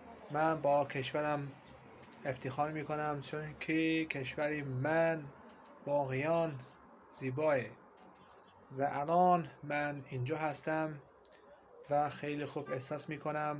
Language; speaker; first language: Persian; non-native, learner; Azerbaijani